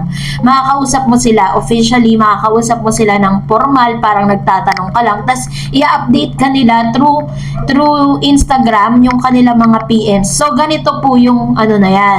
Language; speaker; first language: Filipino; native; Filipino